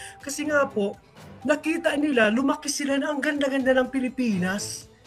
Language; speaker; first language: Filipino; non-native, local second language; Waray